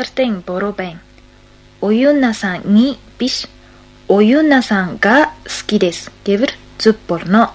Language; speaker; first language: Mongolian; non-native, fluent; Japanese